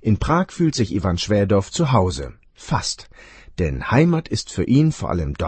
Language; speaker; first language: German; native; German